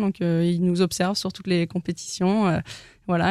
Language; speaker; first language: French; native; French